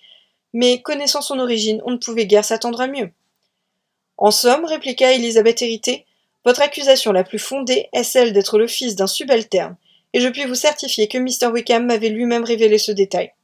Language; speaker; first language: French; native; French